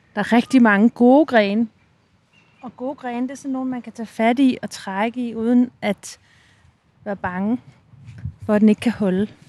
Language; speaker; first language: Danish; native; Danish